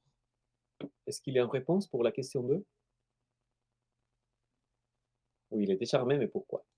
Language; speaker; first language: French; non-native, fluent; Spanish